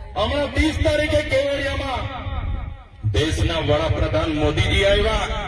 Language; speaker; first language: Gujarati; non-native, local second language; Vasavi